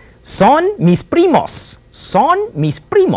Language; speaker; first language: Spanish; non-native, fluent; English